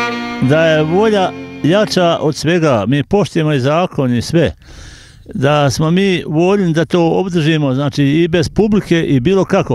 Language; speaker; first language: Serbian; native; Serbian